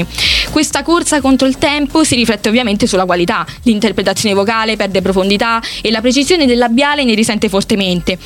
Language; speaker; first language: Italian; native; Italian